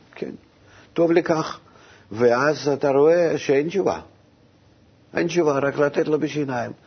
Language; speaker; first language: Hebrew; non-native, fluent; Russian